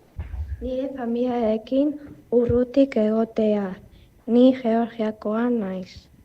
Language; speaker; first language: Basque; early bilingual, other home language; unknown